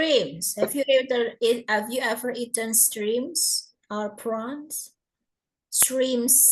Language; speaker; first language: English; non-native, fluent; Indonesian